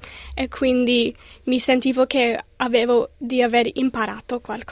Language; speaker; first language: Italian; non-native, learner; English